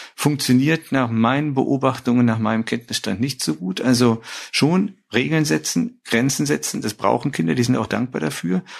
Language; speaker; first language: German; native; German